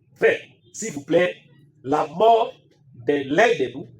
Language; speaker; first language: French; non-native, local second language; Swahili